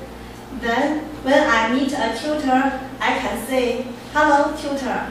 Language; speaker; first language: English; non-native, learner; Chinese